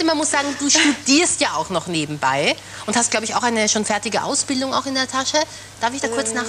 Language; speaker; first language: German; native; German